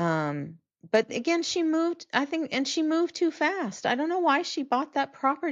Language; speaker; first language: English; native; English